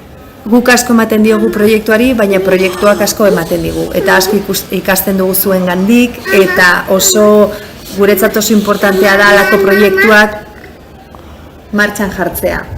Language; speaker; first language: Basque; non-native, local second language; Spanish